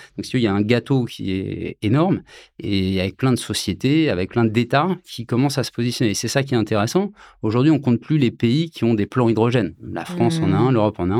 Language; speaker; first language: French; native; French